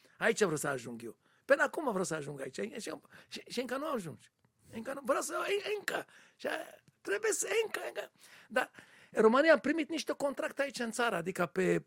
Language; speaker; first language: Romanian; non-native, learner; Hebrew